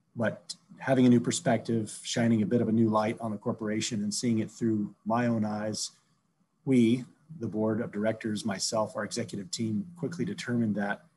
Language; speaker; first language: English; native; English